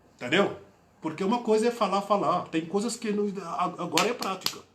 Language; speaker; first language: Portuguese; non-native, fluent; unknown